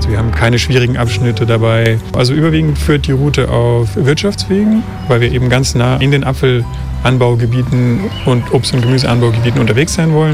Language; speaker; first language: German; native; German